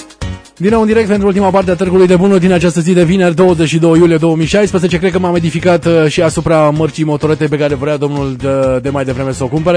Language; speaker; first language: Romanian; native; Romanian